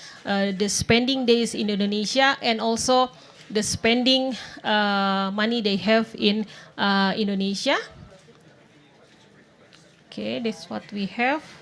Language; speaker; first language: English; non-native, fluent; Indonesian